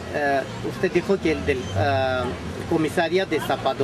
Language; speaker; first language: Spanish; non-native, fluent; Russian